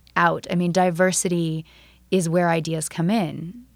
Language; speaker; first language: English; native; English